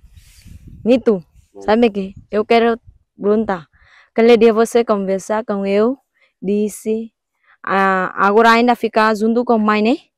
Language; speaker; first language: Portuguese; non-native, learner; Vietnamese